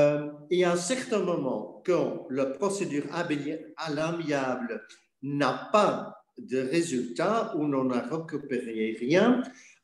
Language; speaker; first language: French; non-native, fluent; Dutch